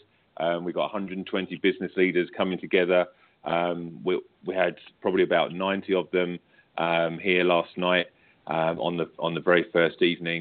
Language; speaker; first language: English; native; English